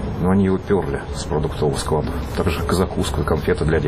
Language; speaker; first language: Russian; native; Russian